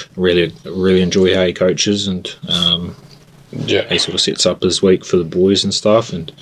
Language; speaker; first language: English; native; English